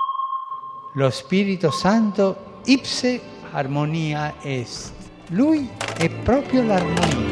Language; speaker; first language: Italian; early bilingual, heritage; Spanish